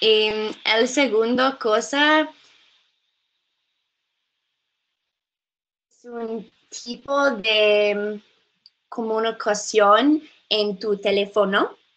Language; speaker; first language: Spanish; non-native, learner; English